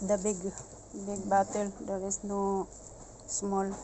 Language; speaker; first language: English; non-native, local second language; Filipino